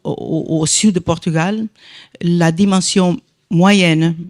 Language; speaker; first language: French; non-native, fluent; Portuguese